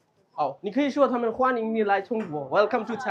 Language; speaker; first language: Chinese; non-native, learner; Bangla